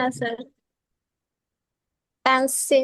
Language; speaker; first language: Chinese; non-native, learner; Khmer